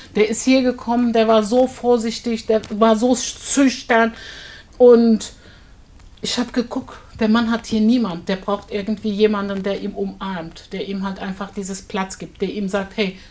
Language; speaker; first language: German; non-native, fluent; Turkish